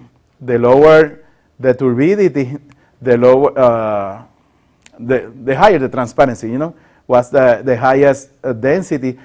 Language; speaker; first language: English; non-native, local second language; Spanish